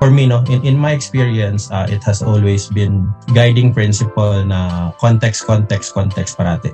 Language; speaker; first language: English; non-native, local second language; Hiligaynon